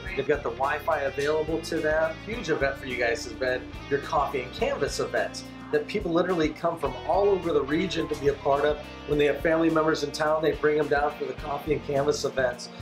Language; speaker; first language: English; native; English